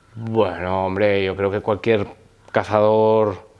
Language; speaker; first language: Spanish; non-native, local second language; Occitan